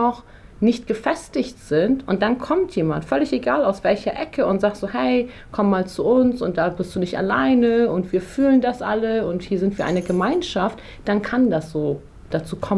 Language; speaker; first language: German; early bilingual, other home language; Persian